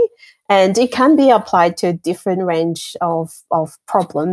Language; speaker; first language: English; non-native, fluent; French